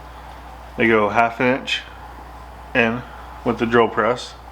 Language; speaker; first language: English; native; English